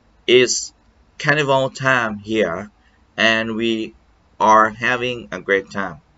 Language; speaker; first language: English; non-native, fluent; Thai